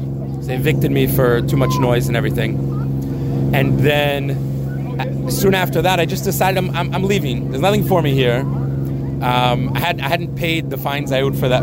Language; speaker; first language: English; native; English